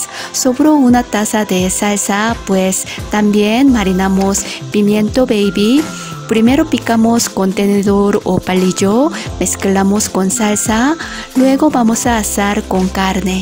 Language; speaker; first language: Spanish; non-native, learner; Korean